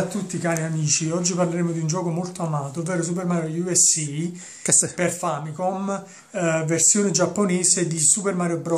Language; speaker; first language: Italian; native; Italian